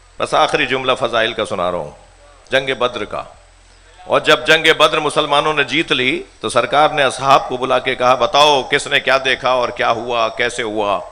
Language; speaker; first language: Urdu; non-native, local second language; Sindhi